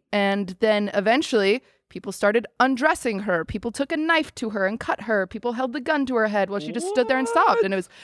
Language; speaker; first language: English; native; English